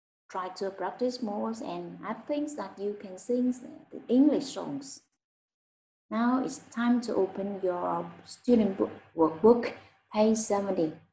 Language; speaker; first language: English; non-native, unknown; Vietnamese